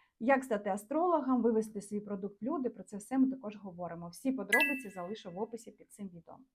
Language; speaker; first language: Ukrainian; non-native, local second language; Russian